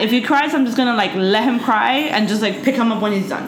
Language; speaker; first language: English; early bilingual, other home language; Spanish